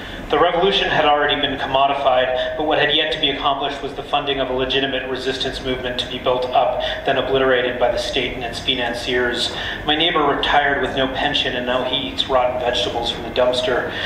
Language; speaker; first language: English; native; English